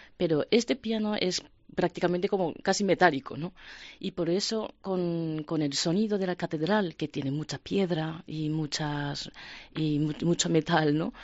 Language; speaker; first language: Spanish; non-native, fluent; Japanese